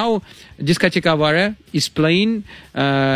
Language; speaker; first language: English; non-native, learner; Russian